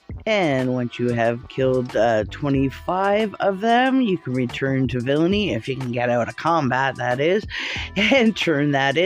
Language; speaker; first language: English; native; English